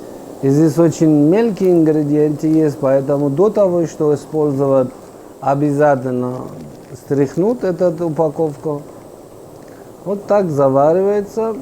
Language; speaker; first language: Russian; non-native, fluent; Persian